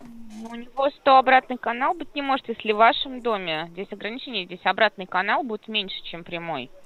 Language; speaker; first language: Russian; native; Russian